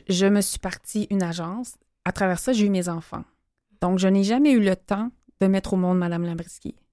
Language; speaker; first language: French; native; French